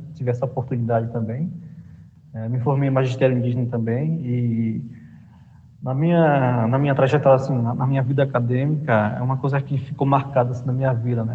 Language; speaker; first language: Portuguese; non-native, local second language; Kayapó